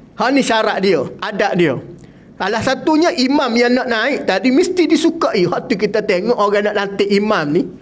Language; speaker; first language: Malay; native; Malay